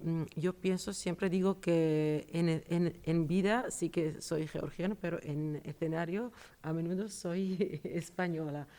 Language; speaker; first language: Spanish; non-native, fluent; Georgian